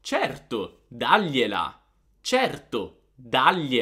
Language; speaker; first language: Italian; native; Italian